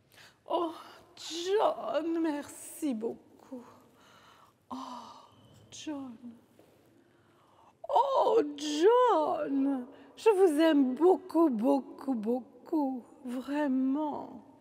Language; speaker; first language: French; native; French